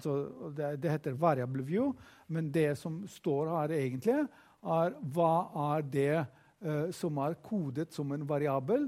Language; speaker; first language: Norwegian; non-native, fluent; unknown